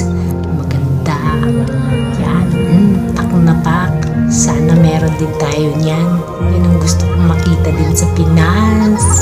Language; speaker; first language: Filipino; non-native, local second language; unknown